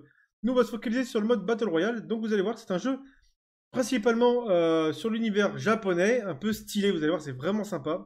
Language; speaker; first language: French; native; French